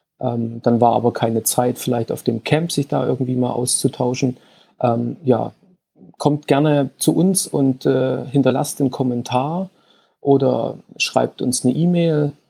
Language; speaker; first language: German; native; German